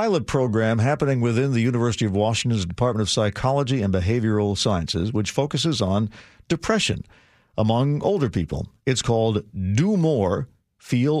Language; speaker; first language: English; native; English